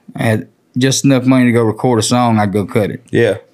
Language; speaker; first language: English; native; English